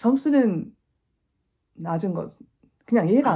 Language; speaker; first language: Korean; non-native, fluent; English